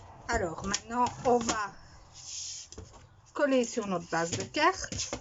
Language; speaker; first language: French; native; French